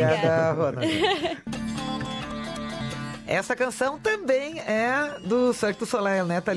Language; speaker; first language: Portuguese; native; Portuguese